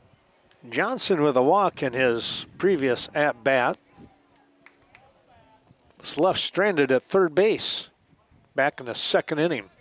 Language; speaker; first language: English; native; English